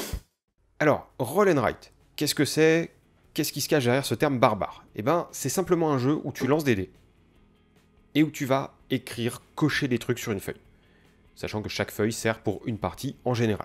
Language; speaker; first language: French; native; French